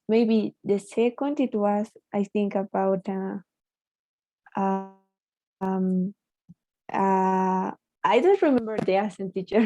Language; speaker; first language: English; non-native, learner; Spanish